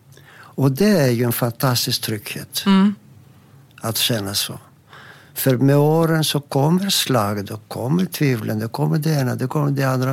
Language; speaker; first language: Swedish; non-native, fluent; Greek